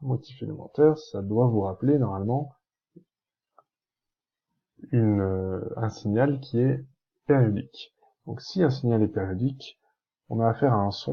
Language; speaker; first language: French; native; French